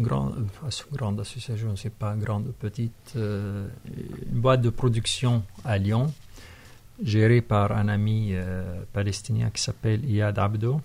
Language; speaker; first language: French; non-native, fluent; Arabic